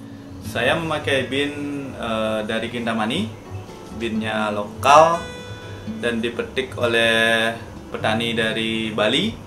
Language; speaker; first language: Indonesian; non-native, local second language; Balinese